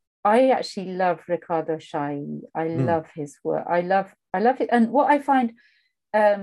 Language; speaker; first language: English; native; English